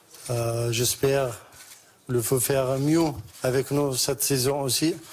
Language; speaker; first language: French; non-native, learner; Arabic